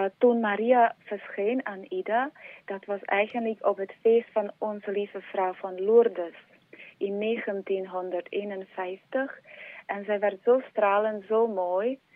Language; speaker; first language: Dutch; non-native, fluent; Slovak